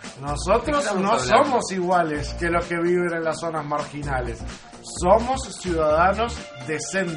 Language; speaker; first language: Spanish; native; Spanish